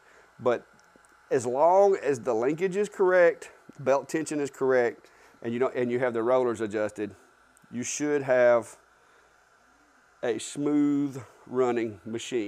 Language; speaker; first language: English; native; English